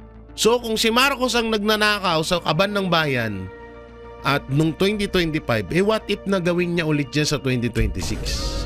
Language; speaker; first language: Filipino; native; Filipino